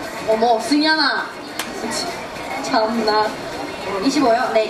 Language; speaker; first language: Korean; native; Korean